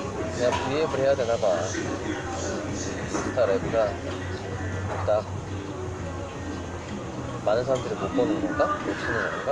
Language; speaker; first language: Korean; native; Korean